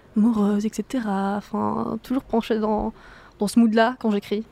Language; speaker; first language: French; native; French